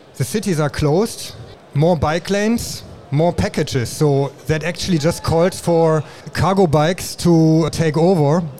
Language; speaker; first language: English; non-native, fluent; German